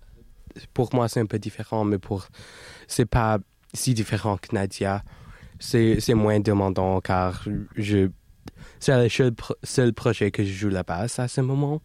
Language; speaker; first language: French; non-native, fluent; English